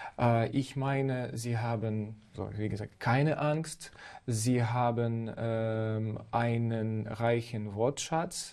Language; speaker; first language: German; non-native, fluent; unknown